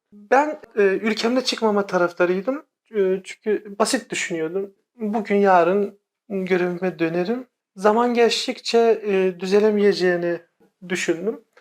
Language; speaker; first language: Turkish; non-native, local second language; Kurdish